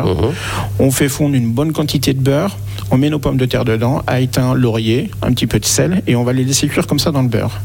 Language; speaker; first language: French; native; French